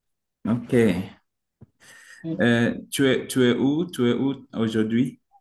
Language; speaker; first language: French; non-native, learner; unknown